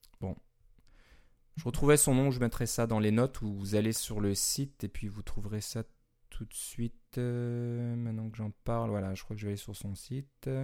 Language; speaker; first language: French; native; French